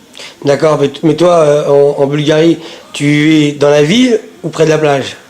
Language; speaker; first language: French; native; French